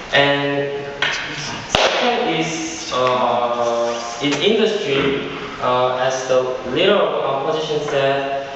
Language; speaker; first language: English; non-native, fluent; Korean